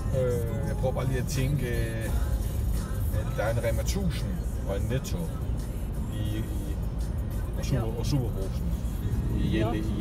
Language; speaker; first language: Danish; native; Danish